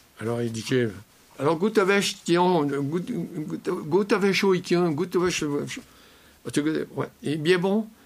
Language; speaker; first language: French; native; French